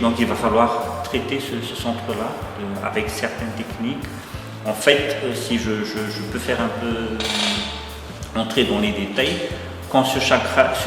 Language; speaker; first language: French; non-native, local second language; Malagasy